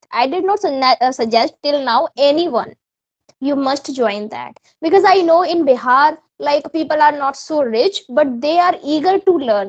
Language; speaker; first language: English; non-native, local second language; Hindi